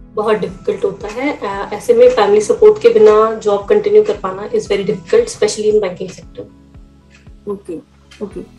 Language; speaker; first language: Hindi; native; Hindi